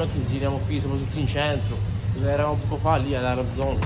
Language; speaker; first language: Italian; non-native, fluent; Arabic